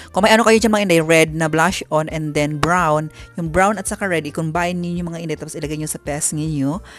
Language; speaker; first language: Filipino; non-native, local second language; Cebuano